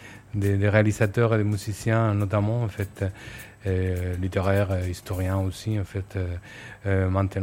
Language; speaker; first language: French; non-native, fluent; Spanish